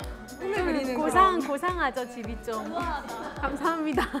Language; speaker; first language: Korean; native; Korean